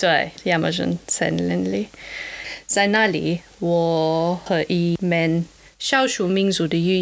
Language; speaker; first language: Chinese; non-native, fluent; German